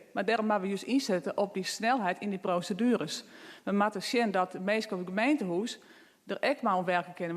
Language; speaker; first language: Dutch; non-native, local second language; Western Frisian